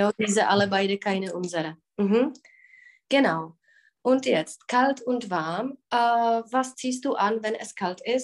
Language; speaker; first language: German; non-native, fluent; Czech